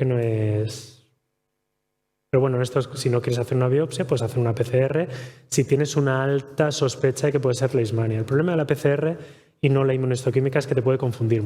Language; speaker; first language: Spanish; native; Spanish